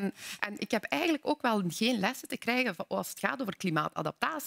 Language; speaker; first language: Dutch; native; Dutch